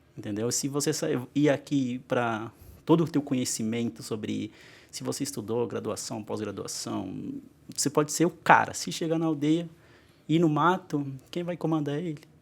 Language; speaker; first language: Portuguese; non-native, local second language; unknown